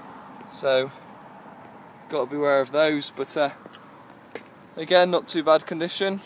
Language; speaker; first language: English; native; English